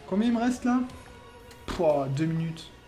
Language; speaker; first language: French; native; French